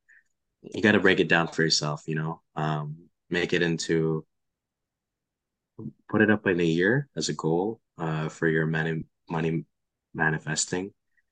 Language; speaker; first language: English; non-native, local second language; Filipino